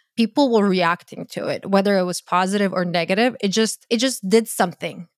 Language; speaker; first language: English; non-native, fluent; Croatian